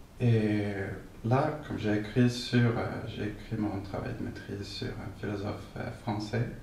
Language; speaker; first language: French; non-native, fluent; Swedish